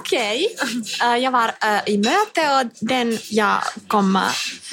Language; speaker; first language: Swedish; non-native, learner; Finnish